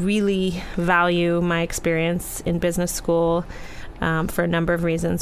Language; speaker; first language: English; native; English